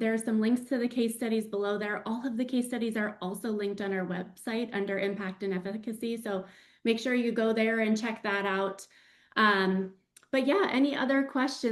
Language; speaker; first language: English; native; English